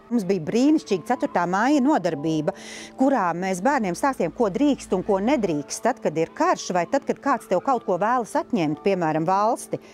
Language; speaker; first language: Latvian; native; Latvian